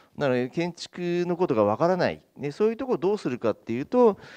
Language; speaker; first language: Japanese; native; Japanese